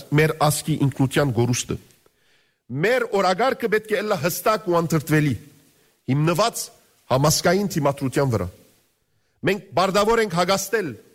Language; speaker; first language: Armenian; early bilingual, heritage; Armenian